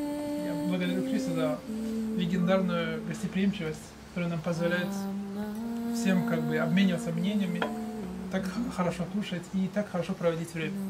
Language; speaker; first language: Russian; non-native, fluent; French